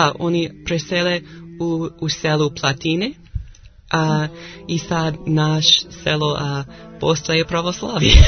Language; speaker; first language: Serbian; non-native, learner; English